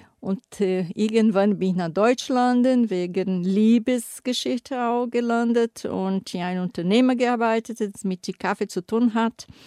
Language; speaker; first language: German; non-native, fluent; Portuguese